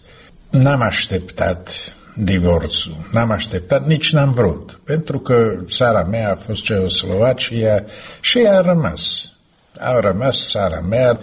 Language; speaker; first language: Romanian; non-native, learner; Slovak